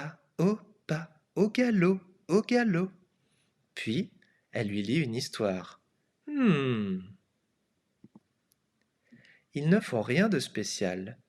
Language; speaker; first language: French; non-native, fluent; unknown